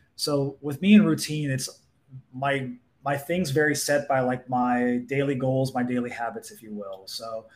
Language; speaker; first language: English; native; English